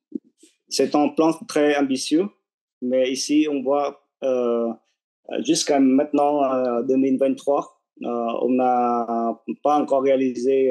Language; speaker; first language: French; non-native, fluent; Vietnamese